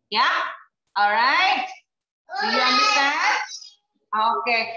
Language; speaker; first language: English; non-native, learner; Indonesian